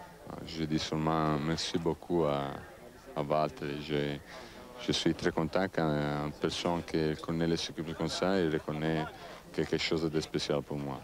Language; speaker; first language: French; non-native, learner; Italian